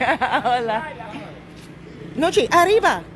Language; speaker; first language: Spanish; non-native, learner; English